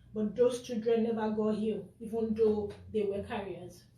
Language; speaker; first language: English; non-native, local second language; Yoruba